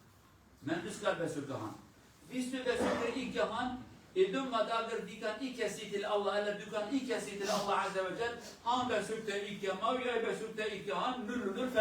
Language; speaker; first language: Swedish; non-native, learner; Kurdish